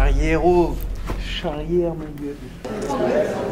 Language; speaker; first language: French; native; French